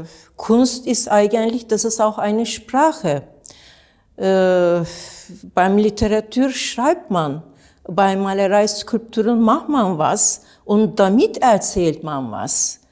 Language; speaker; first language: German; non-native, learner; Turkish